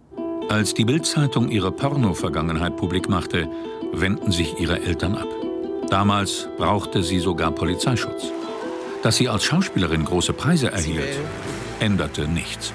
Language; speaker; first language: German; native; German